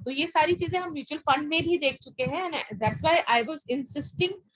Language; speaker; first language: English; non-native, local second language; Hindi